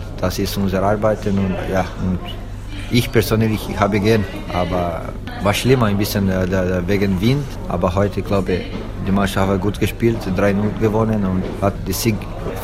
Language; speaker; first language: German; non-native, learner; Portuguese